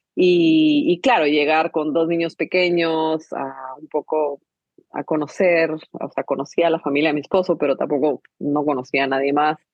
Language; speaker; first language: Spanish; native; Spanish